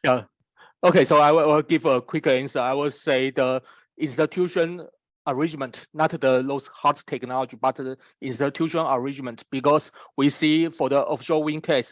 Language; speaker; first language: English; non-native, fluent; Chinese